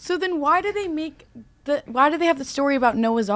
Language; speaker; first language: English; native; English